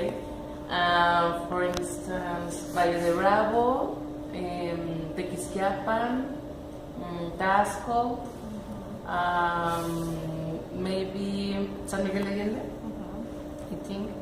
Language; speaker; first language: English; non-native, learner; Spanish